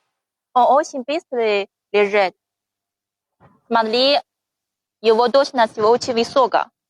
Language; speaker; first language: Russian; non-native, learner; Chinese